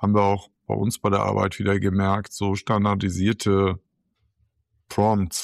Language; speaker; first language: German; native; German